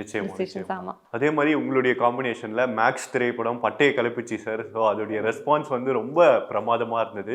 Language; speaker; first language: Tamil; native; Tamil